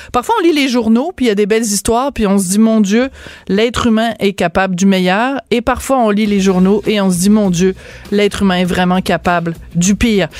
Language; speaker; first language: French; native; French